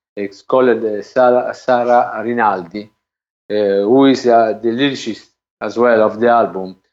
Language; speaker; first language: English; non-native, learner; Italian